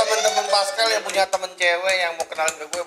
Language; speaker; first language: Indonesian; native; Indonesian